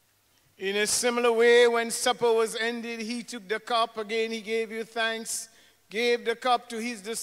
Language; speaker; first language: English; native; English